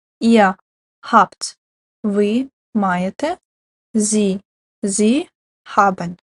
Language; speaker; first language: German; non-native, fluent; Ukrainian